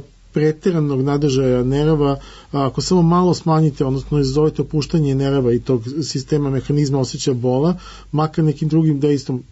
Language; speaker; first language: Serbian; native; Serbian